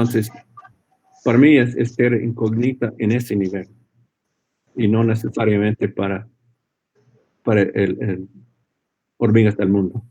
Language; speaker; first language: Spanish; non-native, fluent; English